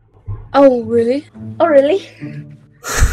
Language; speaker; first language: English; non-native, learner; Vietnamese